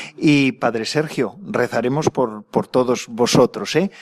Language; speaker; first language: Spanish; native; Spanish